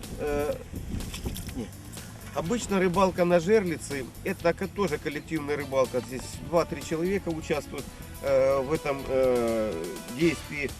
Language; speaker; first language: Russian; native; Russian